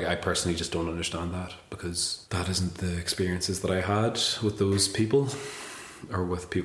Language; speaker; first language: English; native; English